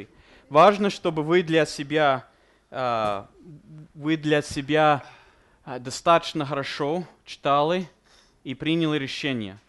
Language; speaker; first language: Russian; non-native, fluent; English